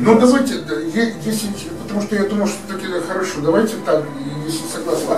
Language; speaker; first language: Russian; native; Russian